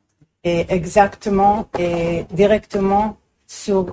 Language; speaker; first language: French; non-native, learner; Hebrew